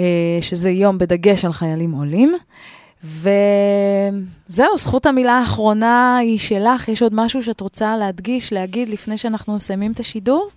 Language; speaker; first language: Hebrew; native; Hebrew